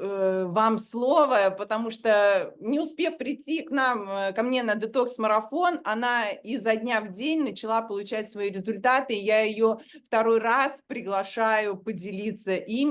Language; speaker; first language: Russian; native; Russian